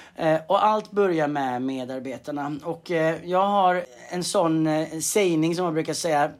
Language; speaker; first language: Swedish; native; Swedish